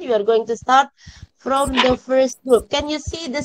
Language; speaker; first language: English; non-native, learner; Indonesian